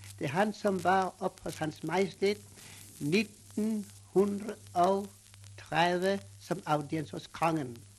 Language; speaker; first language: Danish; non-native, fluent; English